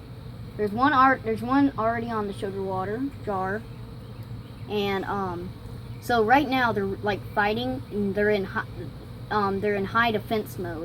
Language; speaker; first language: English; native; English